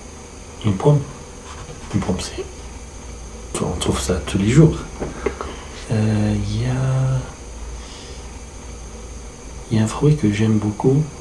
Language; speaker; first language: French; non-native, fluent; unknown